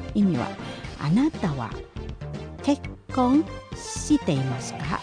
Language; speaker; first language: Japanese; non-native, fluent; Indonesian